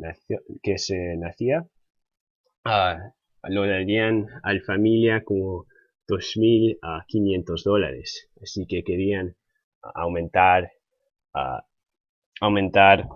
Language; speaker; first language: Spanish; non-native, fluent; English